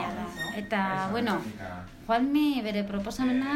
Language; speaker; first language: Basque; non-native, learner; Spanish